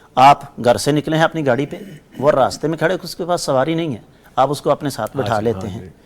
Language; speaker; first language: Urdu; non-native, local second language; Punjabi